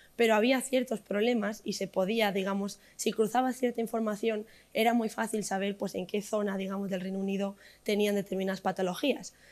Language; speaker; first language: Spanish; native; Spanish